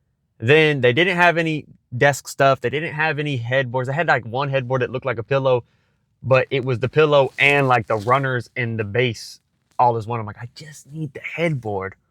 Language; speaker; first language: English; native; English